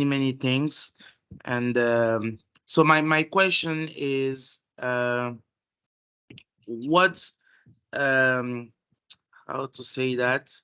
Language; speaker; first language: English; non-native, learner; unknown